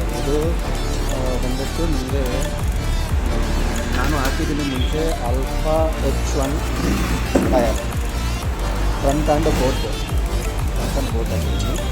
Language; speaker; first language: Kannada; non-native, learner; Hindi